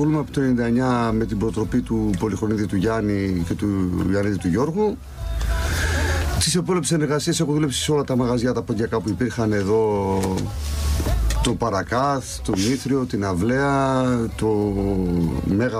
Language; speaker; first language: Greek; native; Greek